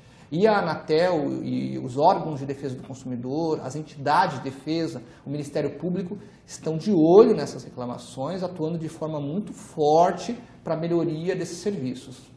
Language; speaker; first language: Portuguese; native; Portuguese